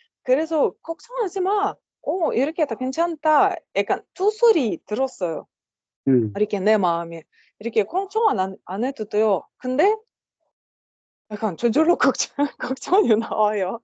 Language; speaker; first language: Korean; non-native, learner; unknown